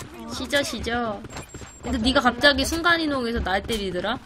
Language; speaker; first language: Korean; native; Korean